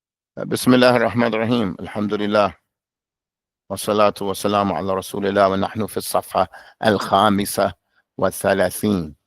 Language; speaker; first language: Arabic; non-native, fluent; English